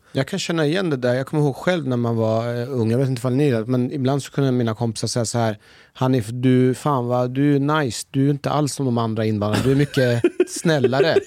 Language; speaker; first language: Swedish; early bilingual, other home language; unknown